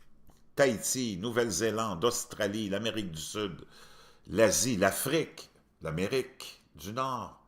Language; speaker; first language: French; native; French